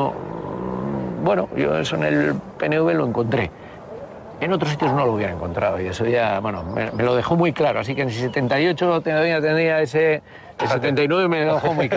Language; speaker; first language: Spanish; native; Spanish